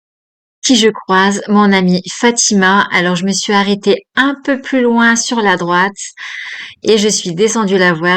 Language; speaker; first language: French; native; French